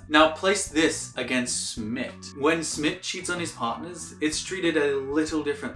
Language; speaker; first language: English; native; English